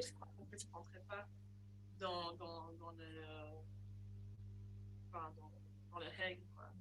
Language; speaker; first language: French; non-native, learner; English